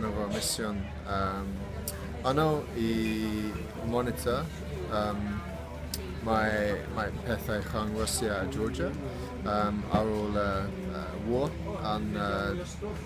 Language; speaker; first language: Welsh; non-native, learner; English